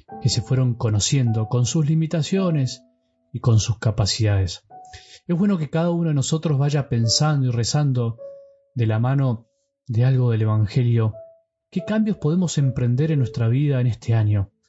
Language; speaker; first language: Spanish; native; Spanish